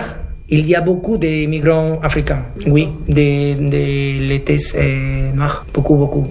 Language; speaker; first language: French; non-native, learner; Spanish